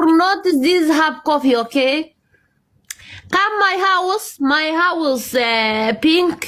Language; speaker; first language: English; non-native, learner; Amharic